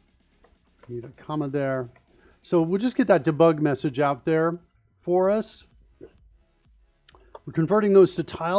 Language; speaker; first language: English; native; English